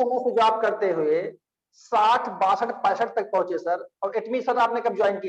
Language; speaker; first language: Hindi; native; Hindi